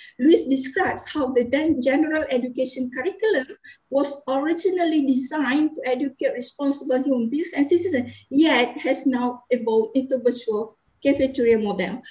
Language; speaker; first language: English; non-native, local second language; Malay